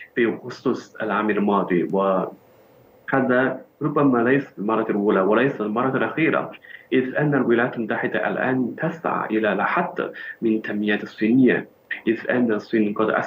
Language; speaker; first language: Arabic; non-native, fluent; Chinese